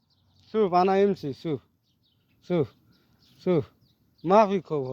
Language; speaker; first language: Arabic; non-native, learner; Hindi